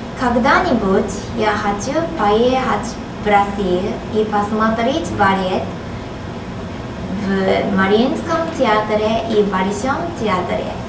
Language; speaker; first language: Russian; non-native, learner; Japanese